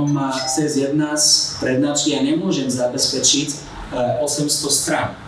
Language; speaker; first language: Slovak; non-native, fluent; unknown